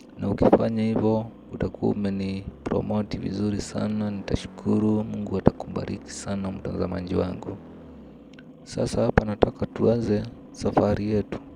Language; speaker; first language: Swahili; native; Swahili